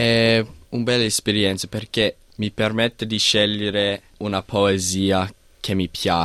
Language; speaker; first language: Italian; non-native, learner; English